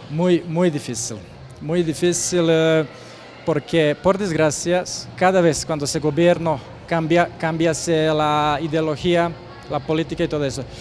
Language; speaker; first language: Spanish; non-native, fluent; Croatian